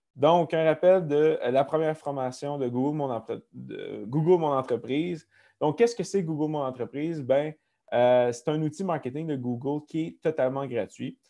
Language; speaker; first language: French; native; French